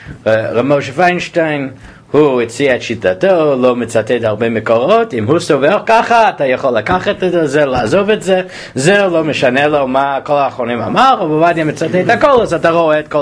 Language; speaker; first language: Hebrew; non-native, fluent; English